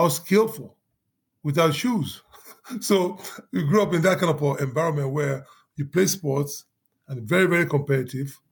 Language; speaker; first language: English; non-native, local second language; Yoruba